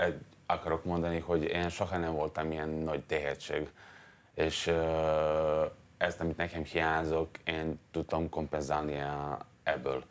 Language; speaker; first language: Hungarian; non-native, learner; Serbian